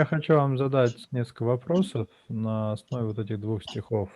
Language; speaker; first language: Russian; native; Russian